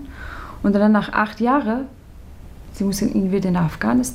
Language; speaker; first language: German; non-native, learner; Persian